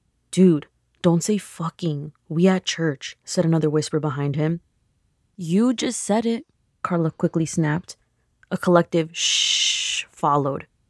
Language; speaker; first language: English; early bilingual, other home language; Spanish